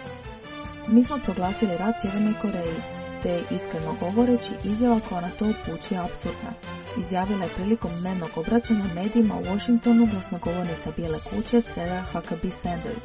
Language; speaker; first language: Croatian; native; Croatian